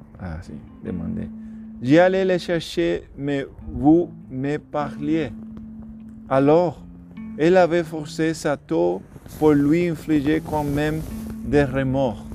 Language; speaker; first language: French; non-native, learner; Spanish